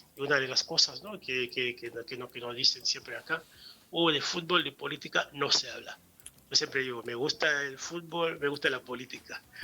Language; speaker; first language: Spanish; non-native, fluent; Haitian Creole